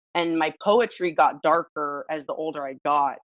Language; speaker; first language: English; native; English